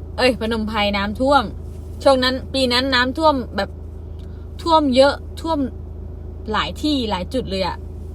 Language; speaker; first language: Thai; non-native, local second language; Khmer